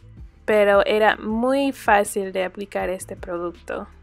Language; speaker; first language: Spanish; early bilingual, heritage; Spanish